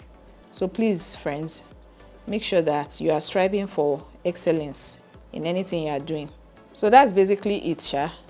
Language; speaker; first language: English; native; English